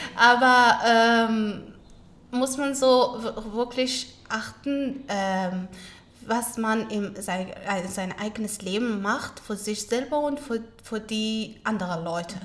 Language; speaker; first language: German; non-native, learner; Pashto